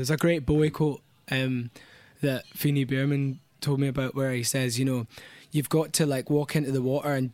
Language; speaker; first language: English; native; English